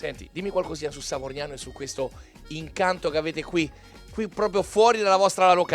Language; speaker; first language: Italian; native; Italian